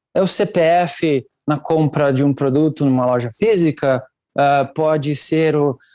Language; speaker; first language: Portuguese; non-native, fluent; Italian